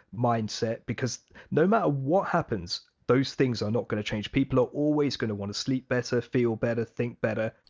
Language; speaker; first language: English; early bilingual, other home language; Hindi